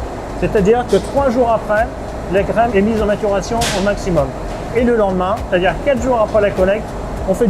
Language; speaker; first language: French; native; French